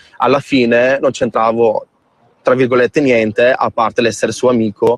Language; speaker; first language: Italian; early bilingual, other home language; Arabic